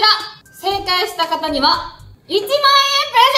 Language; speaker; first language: Japanese; native; Japanese